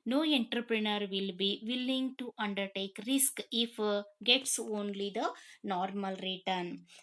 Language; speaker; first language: English; non-native, local second language; Kannada